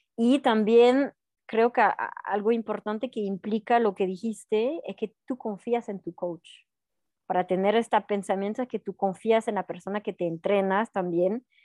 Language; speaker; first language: Spanish; non-native, fluent; French